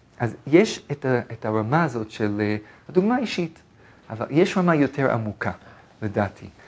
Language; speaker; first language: Hebrew; non-native, fluent; English